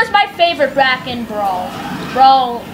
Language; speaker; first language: English; native; English